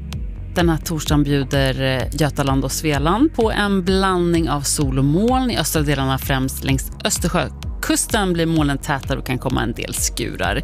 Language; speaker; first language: Swedish; native; Swedish